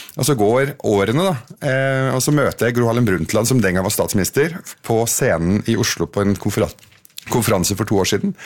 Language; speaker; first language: Norwegian; early bilingual, other home language; Arabic